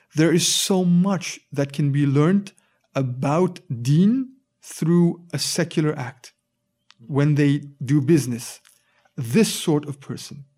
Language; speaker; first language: English; native; English